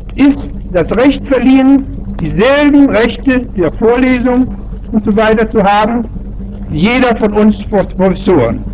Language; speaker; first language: German; native; German